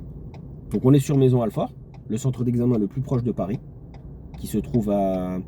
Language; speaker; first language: French; native; French